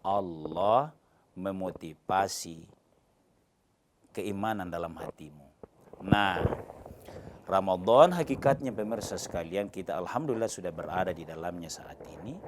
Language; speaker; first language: Indonesian; native; Indonesian